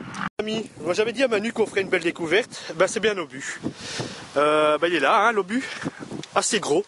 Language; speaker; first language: French; native; French